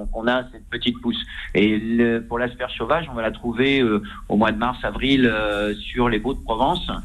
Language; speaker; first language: French; native; French